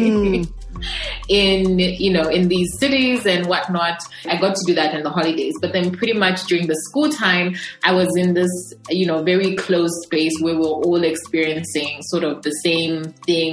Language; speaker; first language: English; non-native, local second language; Bemba